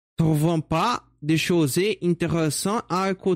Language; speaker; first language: French; non-native, learner; Portuguese